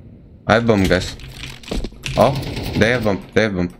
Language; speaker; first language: English; non-native, learner; Czech